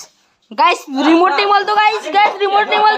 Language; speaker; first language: Hindi; non-native, local second language; Gujarati